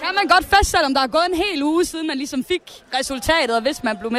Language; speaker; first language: Danish; native; Danish